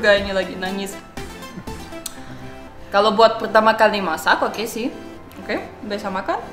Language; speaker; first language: Indonesian; non-native, learner; Russian